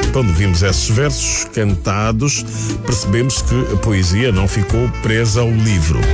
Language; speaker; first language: Portuguese; native; Portuguese